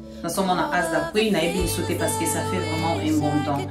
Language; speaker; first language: French; non-native, local second language; Lingala